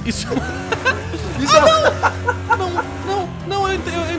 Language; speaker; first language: Portuguese; native; Portuguese